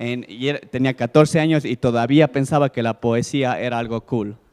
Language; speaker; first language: Spanish; native; Spanish